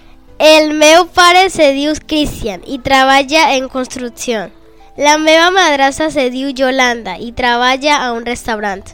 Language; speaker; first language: Catalan; non-native, learner; Spanish